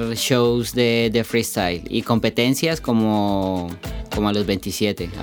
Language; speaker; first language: Spanish; native; Spanish